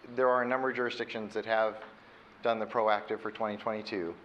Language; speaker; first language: English; native; English